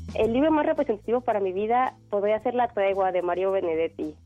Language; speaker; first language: Spanish; native; Spanish